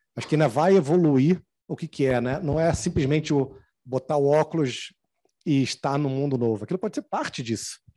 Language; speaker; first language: Portuguese; native; Portuguese